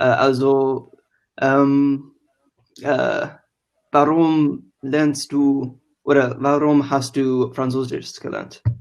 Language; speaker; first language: German; non-native, learner; English